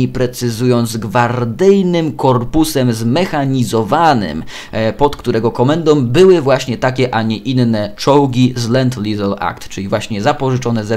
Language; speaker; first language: Polish; native; Polish